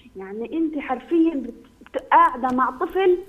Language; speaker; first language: Arabic; native; Arabic